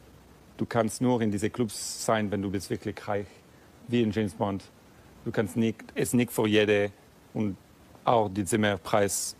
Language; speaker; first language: German; non-native, fluent; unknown